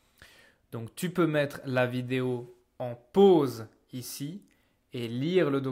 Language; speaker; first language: French; non-native, fluent; English